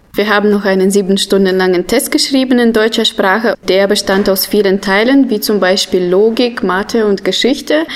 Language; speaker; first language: German; non-native, fluent; Russian